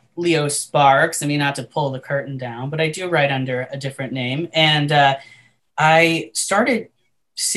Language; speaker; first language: English; native; English